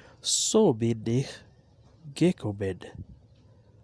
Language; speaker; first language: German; non-native, learner; Urdu